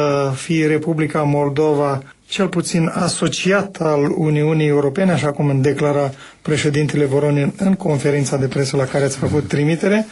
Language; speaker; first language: Romanian; native; Romanian